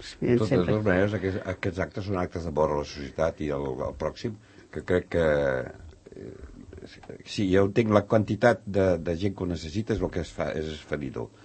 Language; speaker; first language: Catalan; native; Catalan